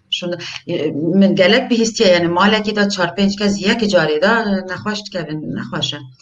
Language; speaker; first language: Kurdish; native; Kurdish